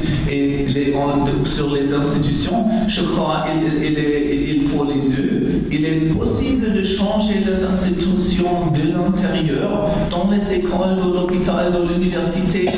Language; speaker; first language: French; non-native, learner; German